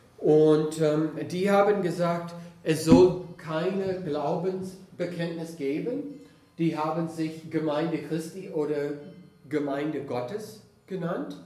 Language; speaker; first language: German; non-native, fluent; English